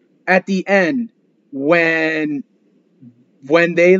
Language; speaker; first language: English; early bilingual, other home language; Spanish